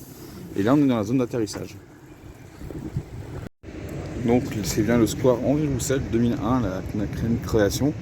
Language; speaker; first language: French; native; French